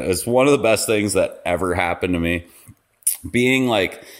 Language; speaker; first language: English; native; English